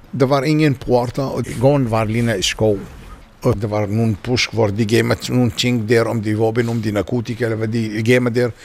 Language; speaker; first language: Danish; non-native, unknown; Arabic